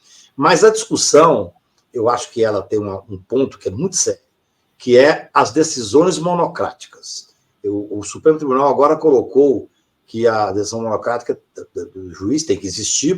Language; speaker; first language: Portuguese; native; Portuguese